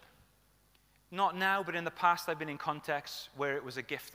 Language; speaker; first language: English; native; English